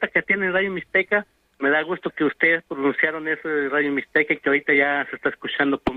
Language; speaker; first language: Spanish; non-native, local second language; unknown